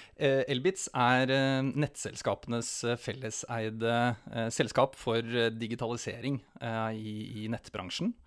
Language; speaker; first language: Norwegian; native; Norwegian